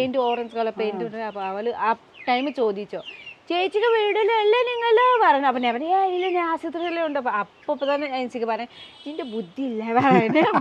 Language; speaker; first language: Malayalam; non-native, learner; Nepali